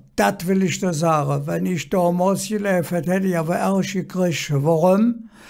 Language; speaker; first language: German; native; German